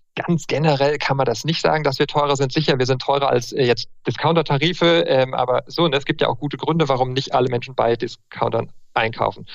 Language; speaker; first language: German; native; German